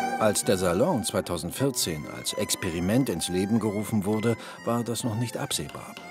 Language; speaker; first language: German; native; German